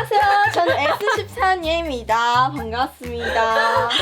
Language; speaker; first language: Korean; non-native, learner; Chinese